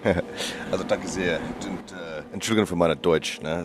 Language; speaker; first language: German; non-native, learner; English